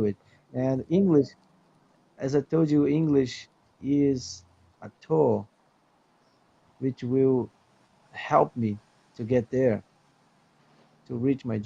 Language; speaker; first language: English; non-native, fluent; Portuguese